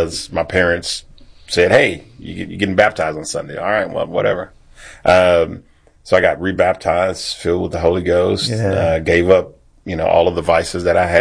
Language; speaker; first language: English; native; English